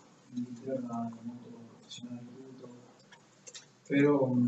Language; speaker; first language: Italian; non-native, fluent; Spanish